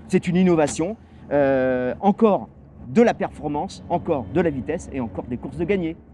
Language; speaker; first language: French; native; French